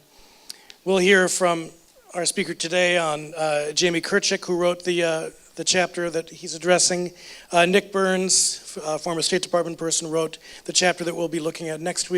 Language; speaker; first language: English; native; English